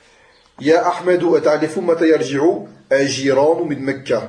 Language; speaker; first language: Arabic; non-native, fluent; French